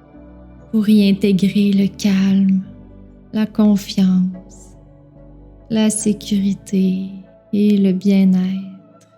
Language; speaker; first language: French; native; French